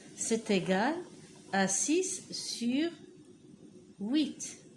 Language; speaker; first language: French; non-native, local second language; Arabic